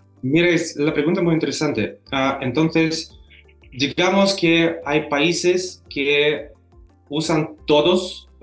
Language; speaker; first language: Spanish; non-native, learner; Russian